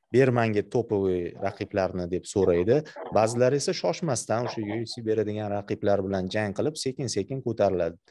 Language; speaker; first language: Uzbek; native; Uzbek